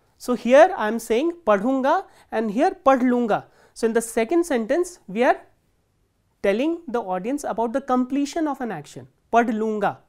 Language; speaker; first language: English; non-native, local second language; Hindi